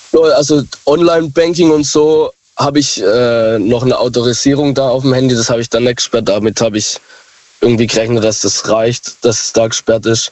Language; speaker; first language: German; native; German